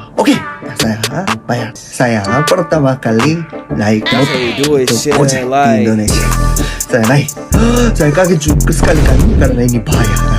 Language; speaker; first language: Indonesian; non-native, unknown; Korean